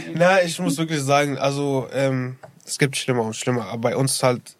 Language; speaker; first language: German; early bilingual, other home language; Arabic